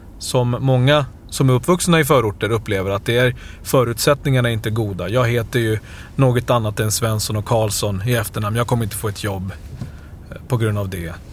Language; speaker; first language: Swedish; early bilingual, other home language; Spanish